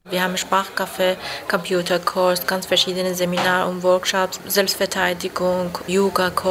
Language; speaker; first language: German; non-native, learner; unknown